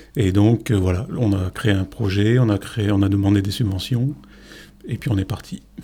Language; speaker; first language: French; native; French